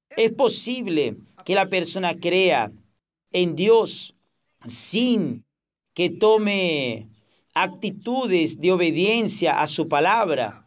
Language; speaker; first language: Spanish; non-native, fluent; Portuguese